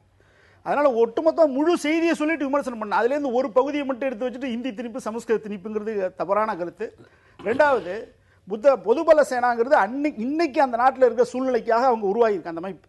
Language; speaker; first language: Tamil; native; Tamil